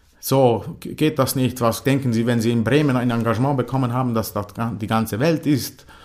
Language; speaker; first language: German; non-native, fluent; Croatian